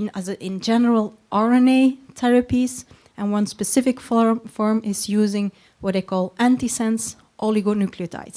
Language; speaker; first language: English; non-native, fluent; Dutch